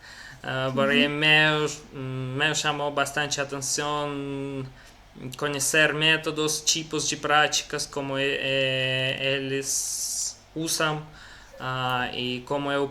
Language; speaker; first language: Portuguese; non-native, learner; Russian